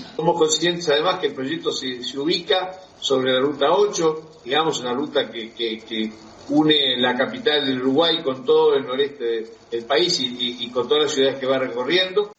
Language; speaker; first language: Spanish; native; Spanish